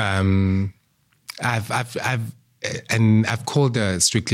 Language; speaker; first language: English; non-native, local second language; Southern Sotho